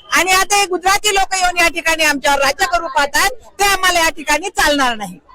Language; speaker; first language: Marathi; native; Marathi